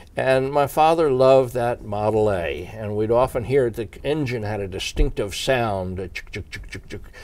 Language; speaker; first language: English; native; English